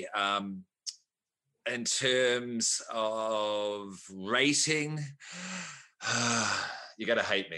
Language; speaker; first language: English; native; English